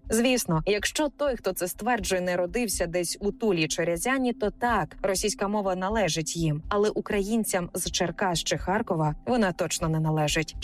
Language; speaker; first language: Ukrainian; native; Ukrainian